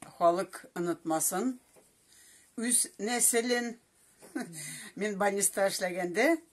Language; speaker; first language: Tatar; non-native, local second language; Russian